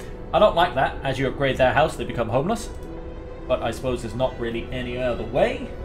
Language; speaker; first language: English; native; English